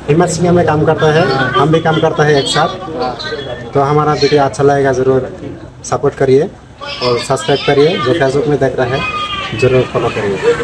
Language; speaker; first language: Hindi; non-native, learner; Bangla